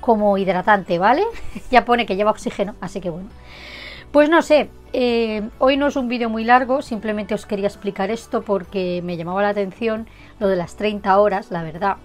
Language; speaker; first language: Spanish; native; Spanish